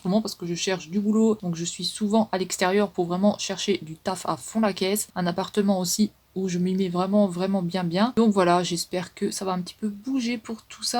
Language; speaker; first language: French; native; French